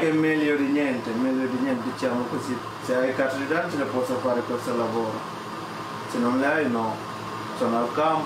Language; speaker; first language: Italian; non-native, learner; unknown